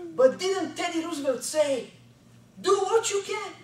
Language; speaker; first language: English; non-native, fluent; Bulgarian